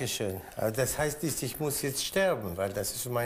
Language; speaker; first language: German; non-native, fluent; Spanish